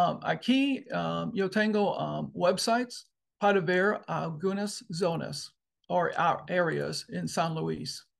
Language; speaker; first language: Spanish; non-native, learner; English